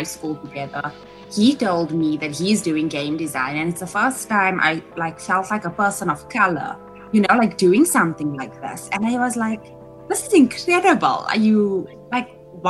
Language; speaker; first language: English; native; English